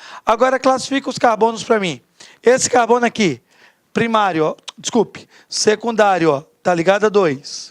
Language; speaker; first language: Portuguese; native; Portuguese